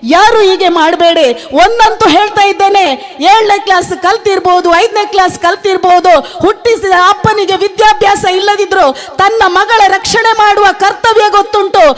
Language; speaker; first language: Kannada; native; Kannada